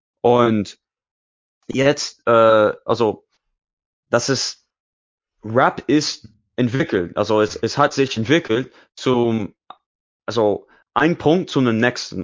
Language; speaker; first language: German; non-native, learner; English